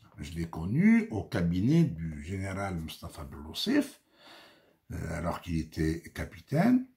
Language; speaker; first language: French; non-native, local second language; Arabic